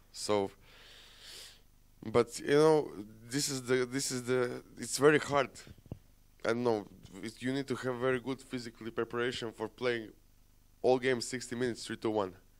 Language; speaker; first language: English; non-native, fluent; Croatian